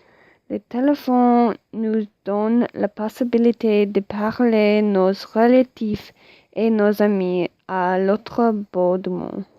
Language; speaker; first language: French; non-native, learner; English